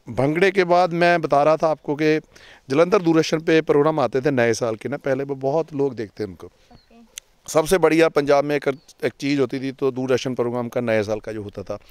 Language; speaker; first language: Hindi; non-native, local second language; Punjabi